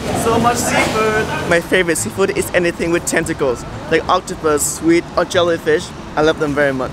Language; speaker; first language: English; non-native, fluent; Vietnamese